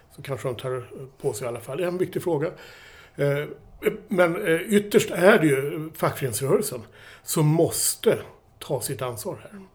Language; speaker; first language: Swedish; native; Swedish